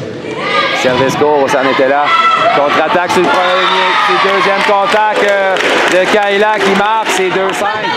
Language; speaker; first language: French; native; French